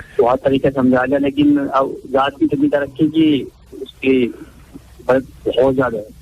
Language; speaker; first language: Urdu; native; Urdu